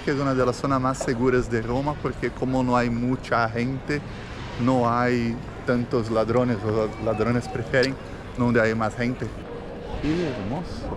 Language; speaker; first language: Spanish; non-native, fluent; Portuguese